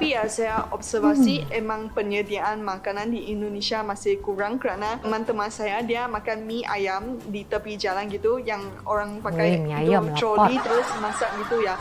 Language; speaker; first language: Indonesian; non-native, fluent; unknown